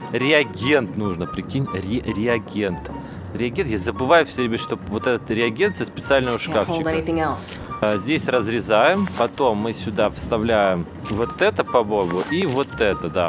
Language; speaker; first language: Russian; native; Russian